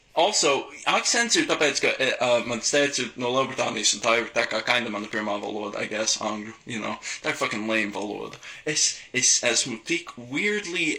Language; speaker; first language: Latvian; non-native, local second language; English